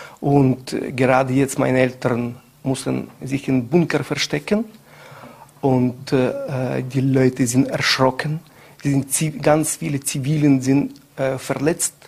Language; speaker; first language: German; non-native, learner; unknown